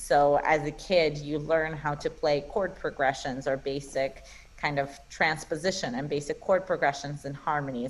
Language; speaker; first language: English; non-native, fluent; Russian